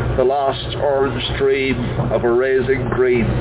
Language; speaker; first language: English; native; English